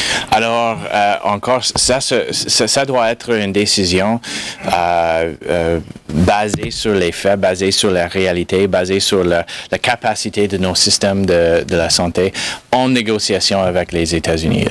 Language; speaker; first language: French; non-native, fluent; English